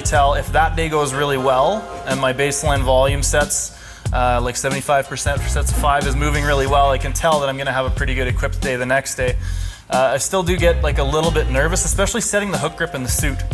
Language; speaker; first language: English; native; English